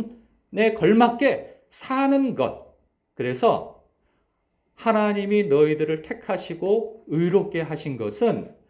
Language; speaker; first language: Korean; native; Korean